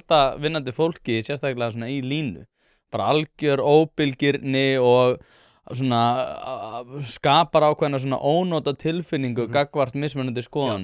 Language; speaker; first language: Icelandic; native; Icelandic